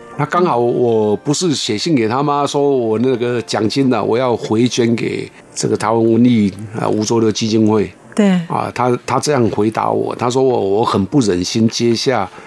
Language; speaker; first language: Chinese; non-native, local second language; Min Nan Chinese